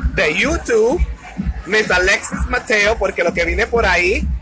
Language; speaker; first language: Spanish; native; Spanish